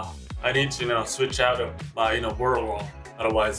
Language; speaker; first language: English; non-native, fluent; Japanese